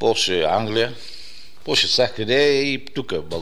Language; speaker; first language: Bulgarian; non-native, learner; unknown